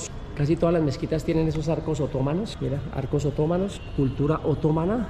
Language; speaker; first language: Spanish; native; Spanish